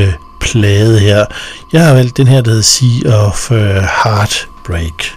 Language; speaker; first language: Danish; native; Danish